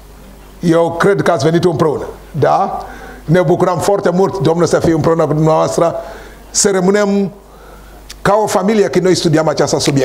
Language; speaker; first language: Romanian; non-native, learner; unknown